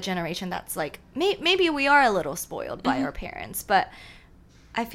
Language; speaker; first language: English; non-native, local second language; Cantonese